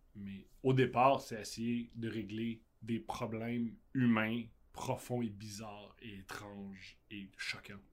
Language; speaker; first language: French; native; French